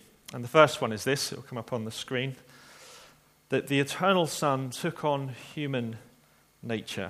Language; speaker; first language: English; native; English